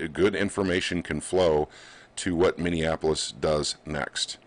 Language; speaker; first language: English; native; English